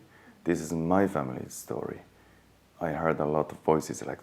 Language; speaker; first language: English; non-native, fluent; Japanese